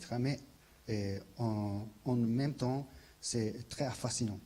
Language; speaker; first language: French; non-native, learner; Japanese